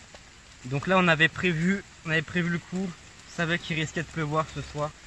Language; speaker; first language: French; native; French